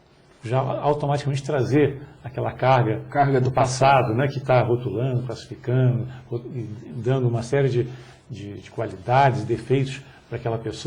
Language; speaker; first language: Portuguese; native; Portuguese